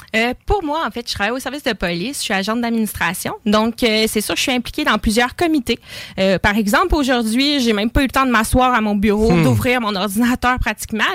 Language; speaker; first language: French; native; French